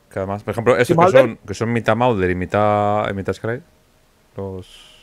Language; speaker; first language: Spanish; native; Spanish